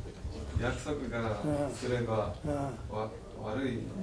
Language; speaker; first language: Japanese; non-native, learner; Georgian